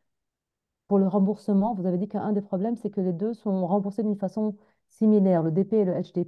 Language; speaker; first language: French; non-native, fluent; Arabic